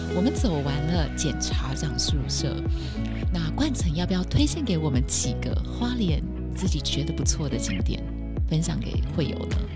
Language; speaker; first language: Chinese; native; Chinese